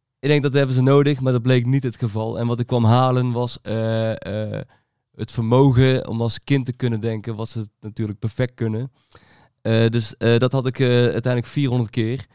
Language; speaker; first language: Dutch; native; Dutch